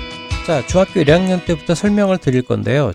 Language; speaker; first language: Korean; native; Korean